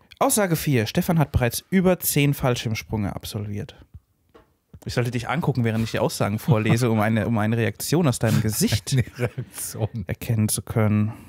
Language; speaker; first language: German; native; German